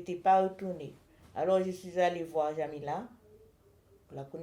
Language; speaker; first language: French; non-native, learner; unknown